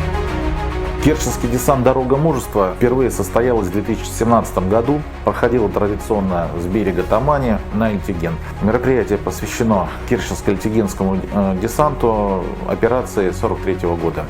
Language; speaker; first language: Russian; native; Russian